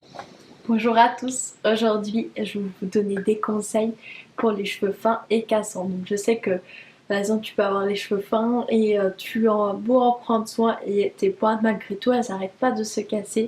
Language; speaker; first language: French; native; French